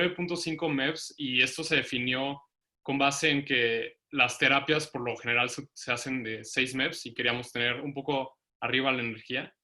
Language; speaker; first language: Spanish; native; Spanish